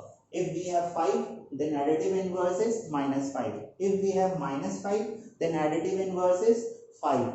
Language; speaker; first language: English; non-native, local second language; Hindi